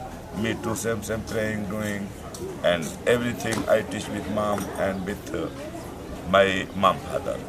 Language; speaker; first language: English; non-native, learner; Hindi